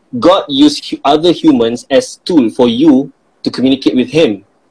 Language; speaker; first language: English; non-native, local second language; Malay